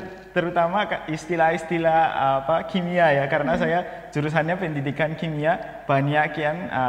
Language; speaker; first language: Indonesian; non-native, fluent; Malagasy